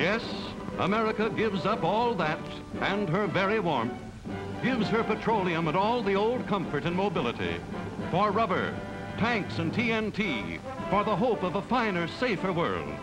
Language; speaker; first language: English; native; English